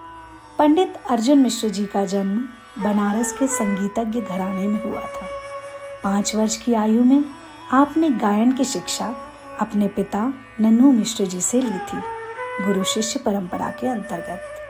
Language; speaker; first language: Hindi; native; Hindi